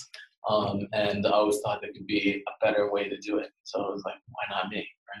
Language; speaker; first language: English; native; English